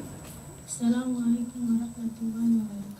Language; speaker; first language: Arabic; non-native, learner; Malagasy